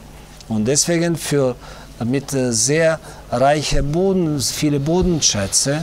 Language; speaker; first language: German; non-native, learner; Tajik